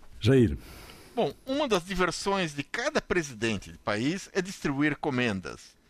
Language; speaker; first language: Portuguese; native; Portuguese